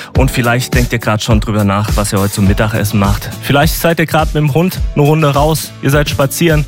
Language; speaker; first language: German; native; German